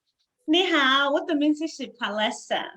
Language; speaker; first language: Chinese; non-native, learner; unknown